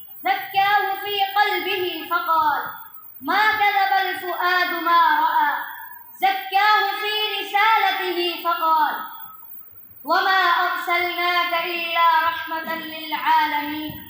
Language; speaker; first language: Arabic; non-native, learner; Urdu